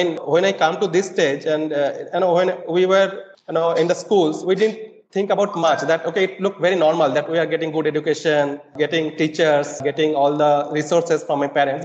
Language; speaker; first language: English; non-native, local second language; Bangla